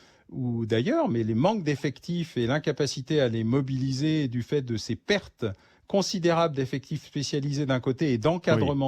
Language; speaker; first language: French; native; French